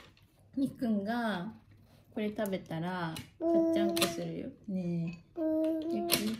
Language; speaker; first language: Japanese; native; Japanese